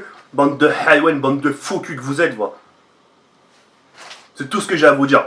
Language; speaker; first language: French; native; French